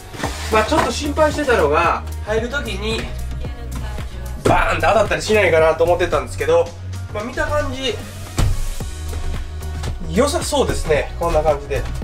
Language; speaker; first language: Japanese; native; Japanese